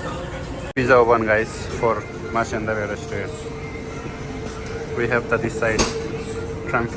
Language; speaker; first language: English; non-native, learner; Nepali